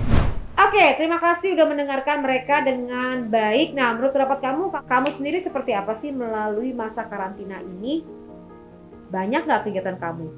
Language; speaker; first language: Indonesian; native; Indonesian